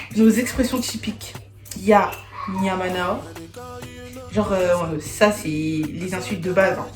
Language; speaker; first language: French; native; French